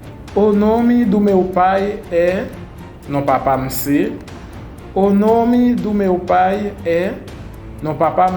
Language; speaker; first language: Portuguese; non-native, fluent; Haitian Creole